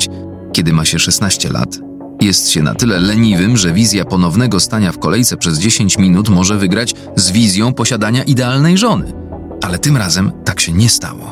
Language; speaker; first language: Polish; native; Polish